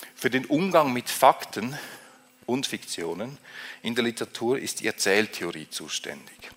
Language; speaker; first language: German; native; German